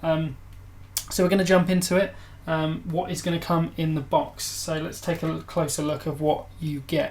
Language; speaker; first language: English; native; English